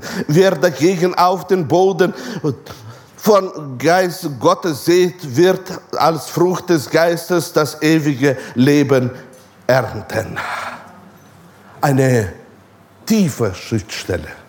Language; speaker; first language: German; non-native, fluent; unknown